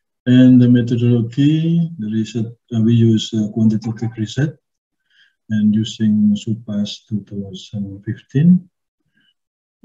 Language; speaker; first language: English; non-native, learner; Indonesian